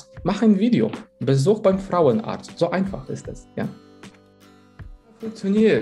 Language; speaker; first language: German; non-native, fluent; Polish